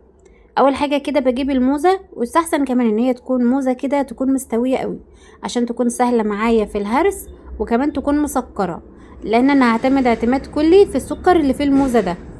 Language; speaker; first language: Arabic; native; Arabic